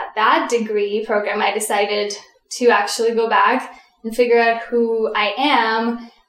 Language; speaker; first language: English; early bilingual, other home language; Russian